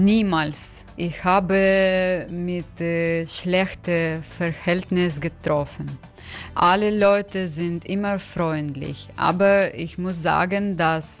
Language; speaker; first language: German; non-native, learner; Ukrainian